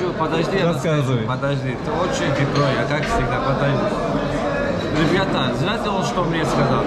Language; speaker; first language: Russian; non-native, learner; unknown